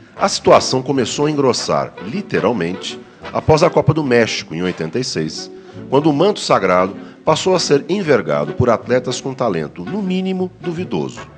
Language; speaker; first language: Portuguese; native; Portuguese